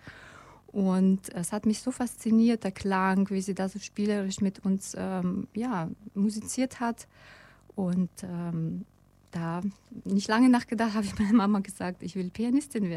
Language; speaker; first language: German; non-native, fluent; Russian